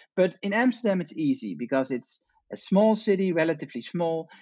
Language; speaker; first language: English; non-native, fluent; Dutch